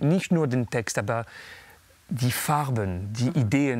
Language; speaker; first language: German; non-native, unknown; French